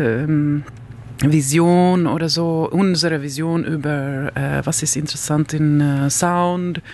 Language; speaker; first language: German; non-native, learner; Swedish